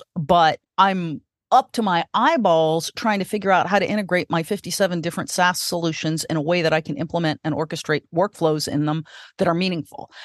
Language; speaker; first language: English; native; English